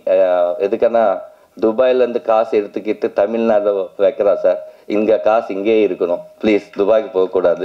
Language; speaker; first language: Tamil; non-native, learner; Telugu